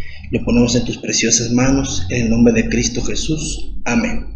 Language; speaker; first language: Spanish; native; Spanish